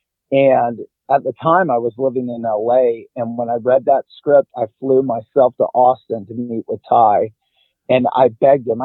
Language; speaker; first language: English; native; English